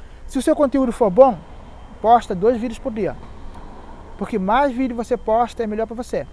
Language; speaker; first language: Portuguese; non-native, local second language; Kabuverdianu